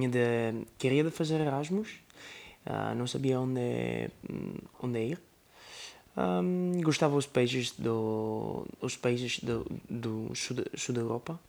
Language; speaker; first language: Portuguese; non-native, learner; Italian